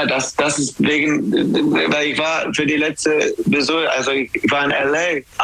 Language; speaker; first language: German; non-native, fluent; English